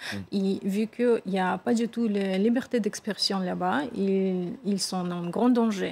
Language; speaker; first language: French; non-native, fluent; Russian